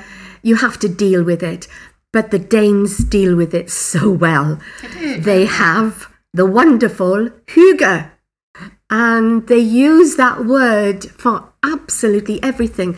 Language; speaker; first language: English; native; English